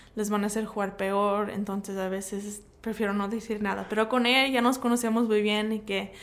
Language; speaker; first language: Spanish; early bilingual, heritage; Spanish